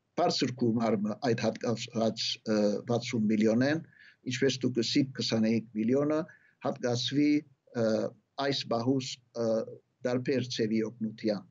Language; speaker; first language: Armenian; early bilingual, heritage; Armenian